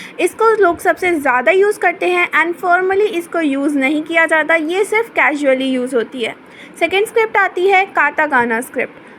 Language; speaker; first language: Hindi; native; Hindi